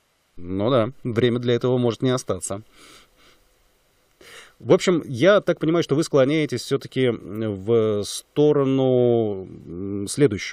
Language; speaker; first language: Russian; native; Russian